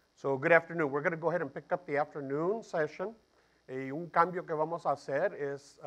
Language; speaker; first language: English; early bilingual, other home language; Spanish